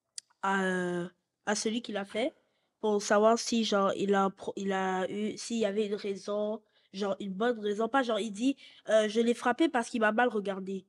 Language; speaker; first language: French; non-native, local second language; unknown